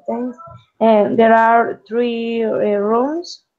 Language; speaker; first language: English; non-native, learner; Spanish